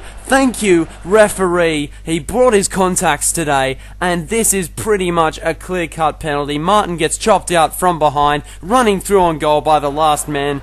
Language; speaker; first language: English; native; English